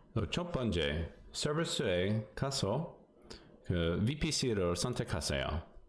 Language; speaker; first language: Korean; non-native, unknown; English